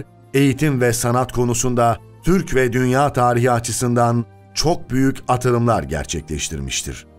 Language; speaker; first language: Turkish; native; Turkish